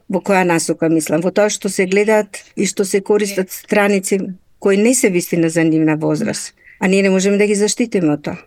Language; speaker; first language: Macedonian; native; Macedonian